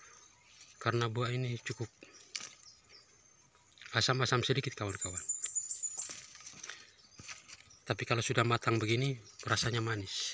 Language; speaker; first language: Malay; non-native, local second language; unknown